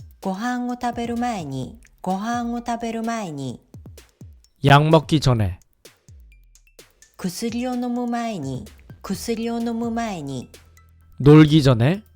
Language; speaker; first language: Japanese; non-native, fluent; Korean